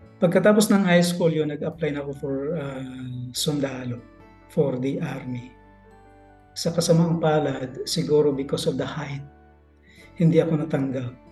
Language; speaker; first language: Filipino; non-native, local second language; Waray